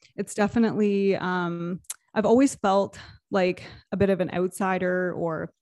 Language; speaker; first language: English; native; English